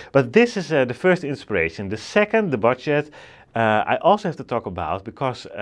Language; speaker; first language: English; non-native, fluent; Dutch